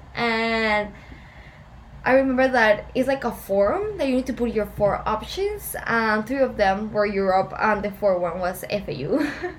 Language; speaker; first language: English; non-native, fluent; Spanish